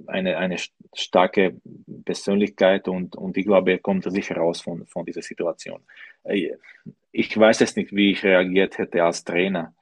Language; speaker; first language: German; non-native, learner; Slovak